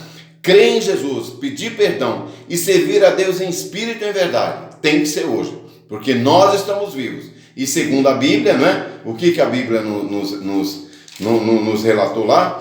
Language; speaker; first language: Portuguese; native; Portuguese